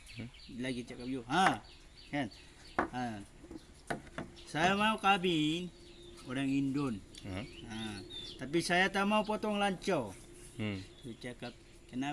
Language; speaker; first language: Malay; non-native, local second language; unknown